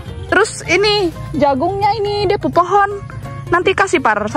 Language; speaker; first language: Indonesian; native; Indonesian